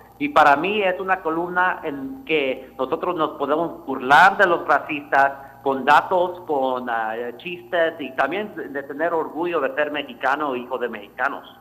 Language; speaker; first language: Spanish; early bilingual, heritage; Spanish